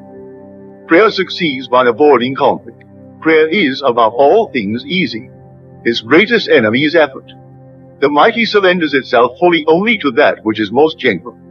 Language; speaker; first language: English; native; English